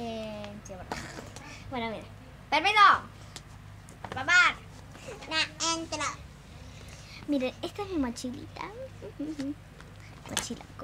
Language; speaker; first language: Spanish; native; Spanish